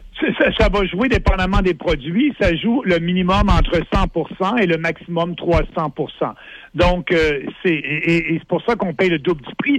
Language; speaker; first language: French; native; French